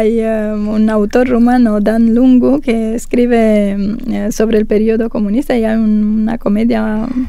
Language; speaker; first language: Spanish; non-native, fluent; Romanian